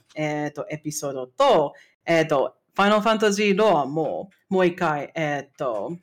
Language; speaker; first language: Japanese; non-native, fluent; English